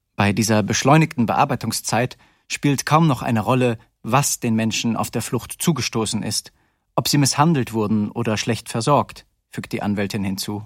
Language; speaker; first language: German; native; German